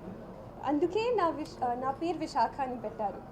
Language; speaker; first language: Telugu; non-native, learner; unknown